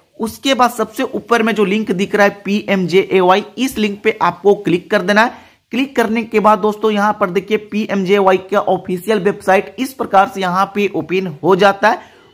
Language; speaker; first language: Hindi; native; Hindi